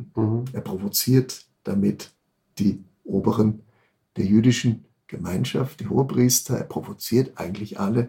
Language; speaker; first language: German; native; German